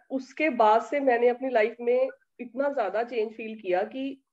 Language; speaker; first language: Hindi; native; Hindi